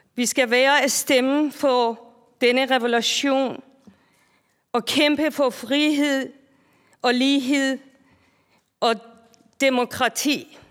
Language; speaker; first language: Danish; non-native, fluent; Persian